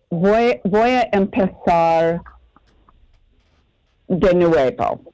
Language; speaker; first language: Spanish; non-native, learner; English